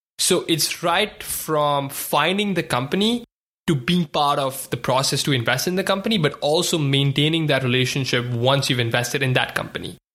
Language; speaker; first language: English; non-native, local second language; Hindi